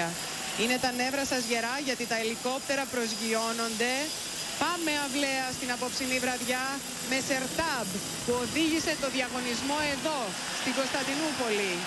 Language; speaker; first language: Greek; native; Greek